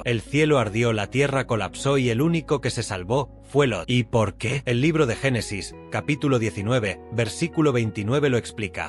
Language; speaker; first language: Spanish; native; Spanish